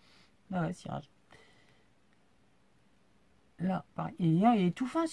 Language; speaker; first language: French; native; French